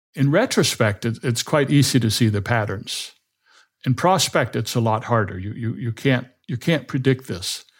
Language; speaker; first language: English; non-native, fluent; Danish